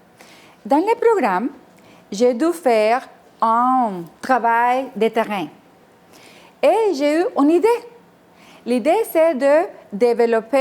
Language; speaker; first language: French; non-native, fluent; Spanish